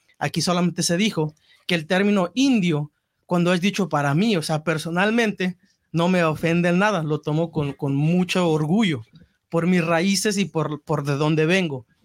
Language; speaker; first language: Spanish; early bilingual, heritage; Spanish